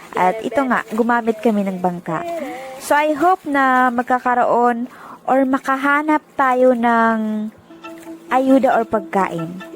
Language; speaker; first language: Filipino; non-native, local second language; Cebuano